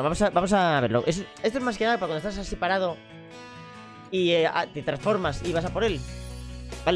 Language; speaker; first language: Spanish; native; Spanish